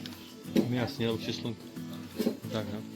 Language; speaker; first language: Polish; non-native, learner; Slovak